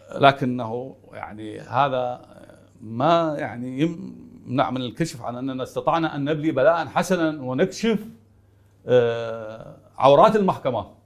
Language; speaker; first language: Arabic; native; Arabic